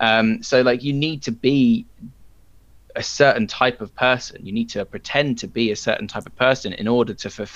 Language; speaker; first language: English; native; English